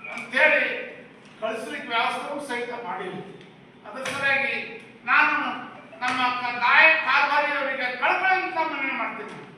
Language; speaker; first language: Kannada; non-native, local second language; Lambadi